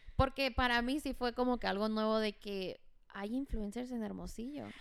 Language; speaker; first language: Spanish; early bilingual, heritage; Spanish